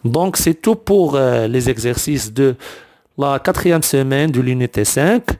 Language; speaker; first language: French; non-native, local second language; Arabic